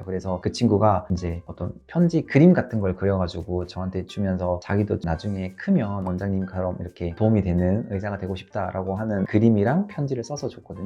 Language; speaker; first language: Korean; native; Korean